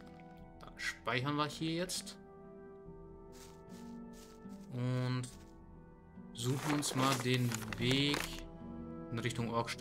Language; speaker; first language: German; native; German